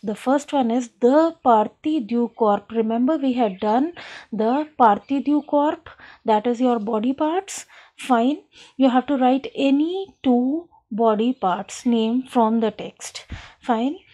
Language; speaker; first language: English; non-native, local second language; Hindi